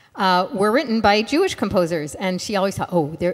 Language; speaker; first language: English; non-native, fluent; Arabic